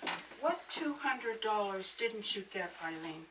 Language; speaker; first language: English; native; English